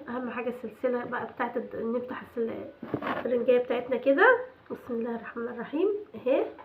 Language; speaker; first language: Arabic; native; Arabic